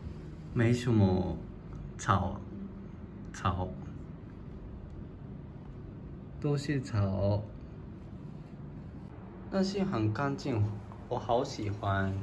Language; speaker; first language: Chinese; non-native, fluent; Japanese